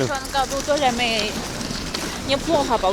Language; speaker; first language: Russian; non-native, learner; Chinese